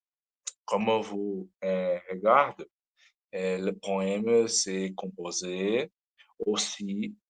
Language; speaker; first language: French; non-native, learner; Portuguese